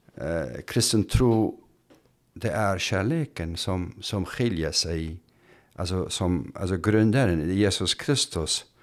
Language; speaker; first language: Swedish; non-native, fluent; Turkish